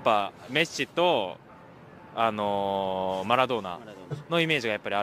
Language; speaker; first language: Japanese; native; Japanese